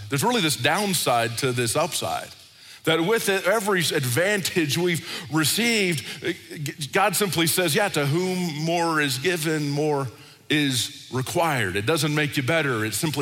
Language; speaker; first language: English; native; English